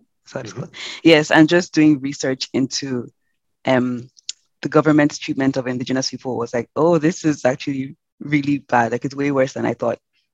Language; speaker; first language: English; non-native, local second language; Yoruba